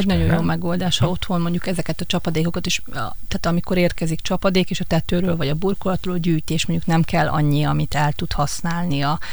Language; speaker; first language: Hungarian; native; Hungarian